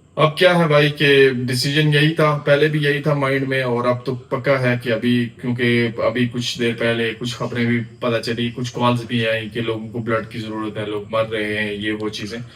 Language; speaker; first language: Urdu; non-native, local second language; Pahari-Potwari